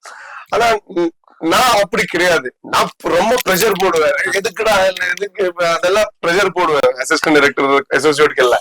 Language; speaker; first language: Tamil; non-native, learner; Tulu